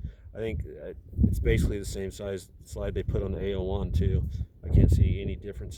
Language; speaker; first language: English; native; English